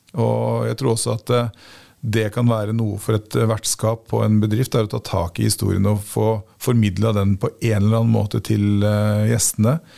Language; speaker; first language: Norwegian; native; Norwegian